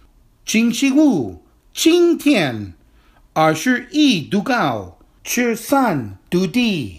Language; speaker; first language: Chinese; non-native, learner; English